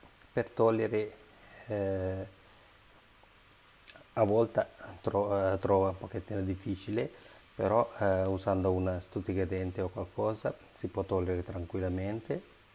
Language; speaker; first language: Italian; non-native, learner; Sinhala